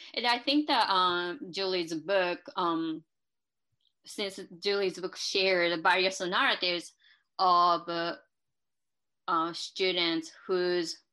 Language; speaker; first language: English; non-native, fluent; Japanese